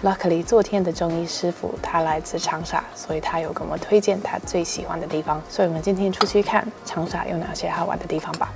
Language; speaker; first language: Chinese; non-native, fluent; English